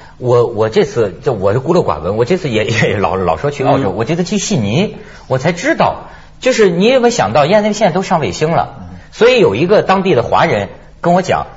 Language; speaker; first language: Chinese; native; Chinese